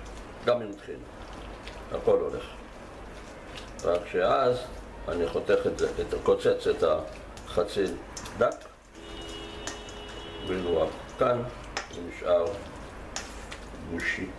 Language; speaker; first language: Hebrew; native; Hebrew